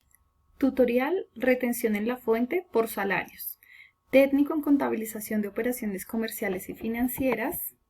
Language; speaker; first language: Spanish; native; Spanish